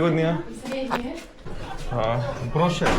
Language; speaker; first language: Polish; non-native, learner; Hindi